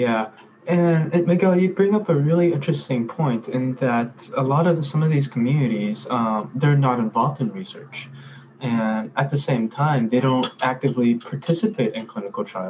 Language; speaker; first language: English; early bilingual, other home language; Korean